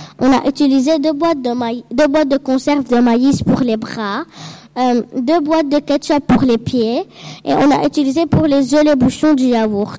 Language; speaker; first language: French; non-native, local second language; Arabic